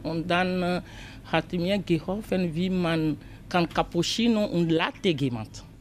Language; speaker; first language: German; non-native, learner; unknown